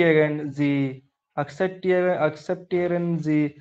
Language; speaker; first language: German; non-native, learner; Bangla